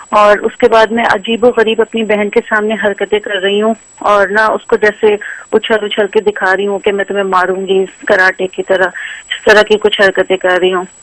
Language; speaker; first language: Urdu; native; Urdu